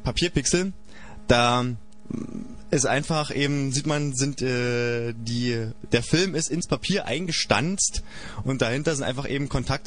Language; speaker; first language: German; native; German